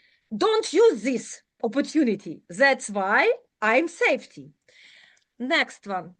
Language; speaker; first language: English; non-native, learner; Ukrainian